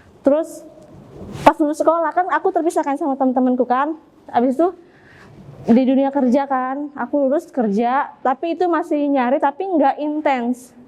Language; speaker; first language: Indonesian; native; Indonesian